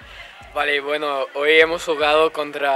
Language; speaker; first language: Spanish; non-native, learner; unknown